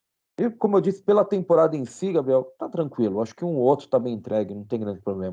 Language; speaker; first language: Portuguese; native; Portuguese